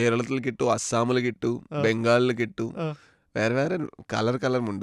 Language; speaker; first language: Malayalam; non-native, learner; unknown